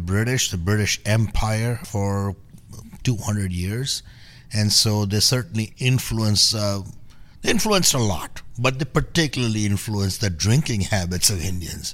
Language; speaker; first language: English; non-native, local second language; Punjabi